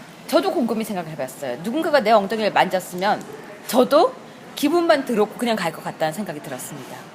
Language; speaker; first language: Korean; native; Korean